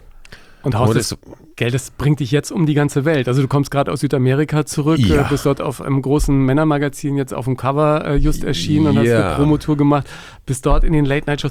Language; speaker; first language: German; native; German